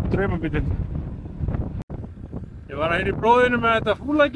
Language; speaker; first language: Icelandic; native; Icelandic